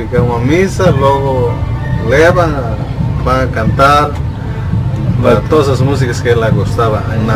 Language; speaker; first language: Portuguese; non-native, learner; Spanish